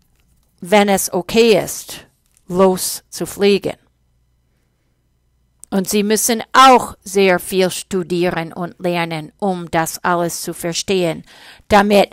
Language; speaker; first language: German; non-native, fluent; English